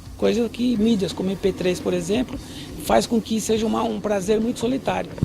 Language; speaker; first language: Portuguese; native; Portuguese